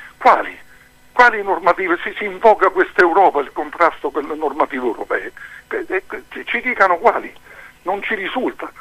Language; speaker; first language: Italian; native; Italian